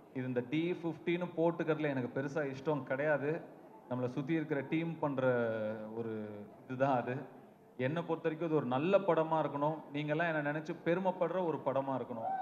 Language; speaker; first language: Tamil; native; Tamil